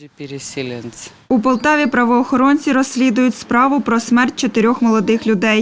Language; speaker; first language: Ukrainian; native; Ukrainian